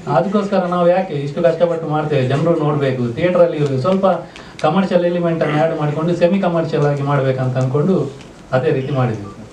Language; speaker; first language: Kannada; non-native, local second language; Tulu